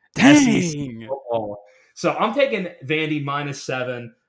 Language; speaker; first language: English; native; English